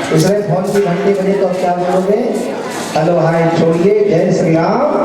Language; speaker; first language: Hindi; non-native, local second language; Chhattisgarhi